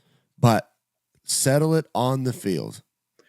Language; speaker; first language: English; native; English